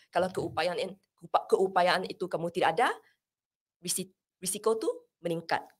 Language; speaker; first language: Malay; non-native, local second language; Chinese